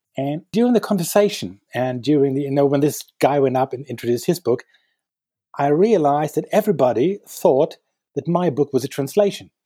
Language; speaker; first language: English; non-native, fluent; German